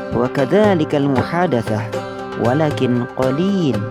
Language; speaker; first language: Arabic; non-native, learner; Indonesian